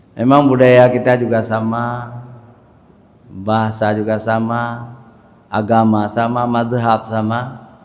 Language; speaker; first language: Malay; non-native, local second language; Achinese